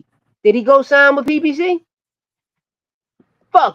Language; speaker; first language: English; native; English